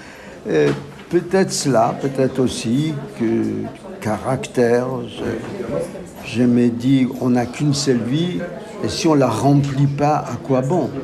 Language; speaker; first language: French; non-native, fluent; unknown